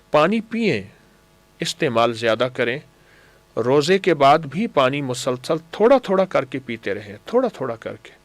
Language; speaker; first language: Urdu; native; Urdu